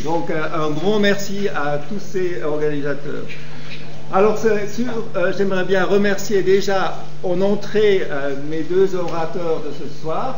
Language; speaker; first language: French; native; French